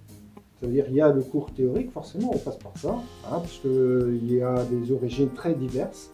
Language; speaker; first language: French; native; French